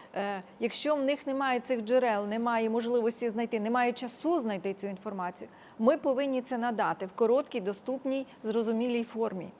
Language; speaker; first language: Ukrainian; native; Ukrainian